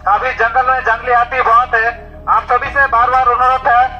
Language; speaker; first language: Hindi; non-native, local second language; Bangla